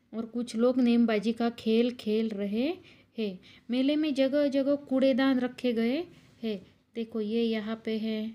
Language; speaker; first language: Hindi; non-native, local second language; Marathi